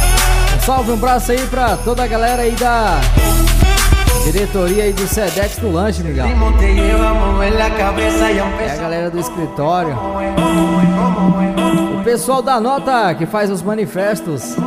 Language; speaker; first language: Portuguese; native; Portuguese